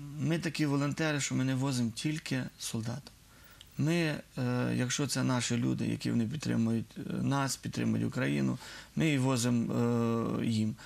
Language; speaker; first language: Ukrainian; native; Ukrainian